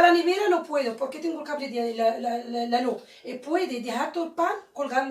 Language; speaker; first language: Spanish; non-native, learner; Arabic